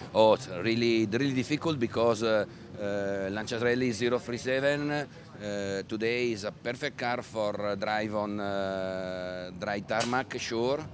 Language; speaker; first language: English; non-native, learner; Italian